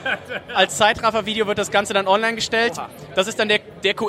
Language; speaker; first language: German; native; German